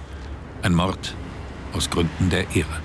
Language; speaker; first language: German; native; German